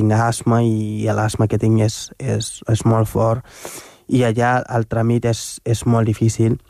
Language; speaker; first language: Catalan; non-native, fluent; Wolof